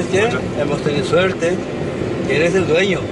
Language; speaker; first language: Spanish; native; Spanish